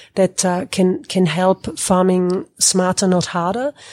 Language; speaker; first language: English; non-native, fluent; German